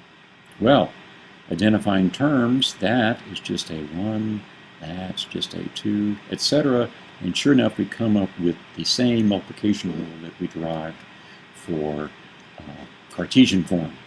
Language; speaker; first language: English; native; English